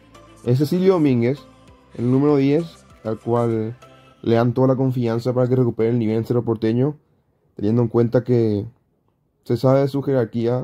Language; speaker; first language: Spanish; native; Spanish